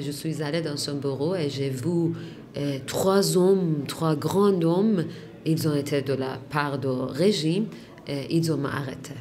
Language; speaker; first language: French; non-native, fluent; Persian